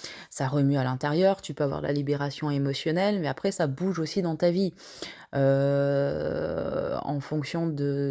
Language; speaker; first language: French; native; French